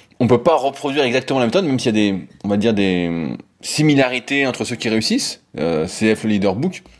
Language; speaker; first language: French; native; French